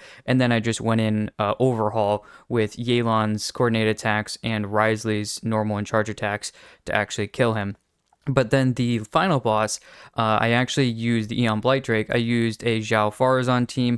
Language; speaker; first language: English; native; English